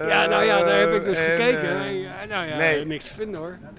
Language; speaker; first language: Dutch; native; Dutch